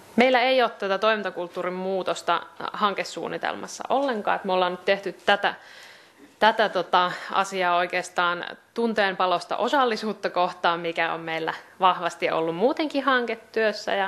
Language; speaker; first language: Finnish; native; Finnish